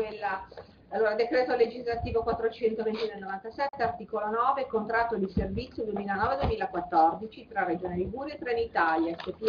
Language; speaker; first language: Italian; native; Italian